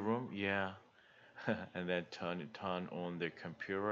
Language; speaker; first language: English; non-native, learner; Korean